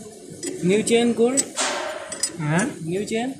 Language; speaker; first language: English; non-native, learner; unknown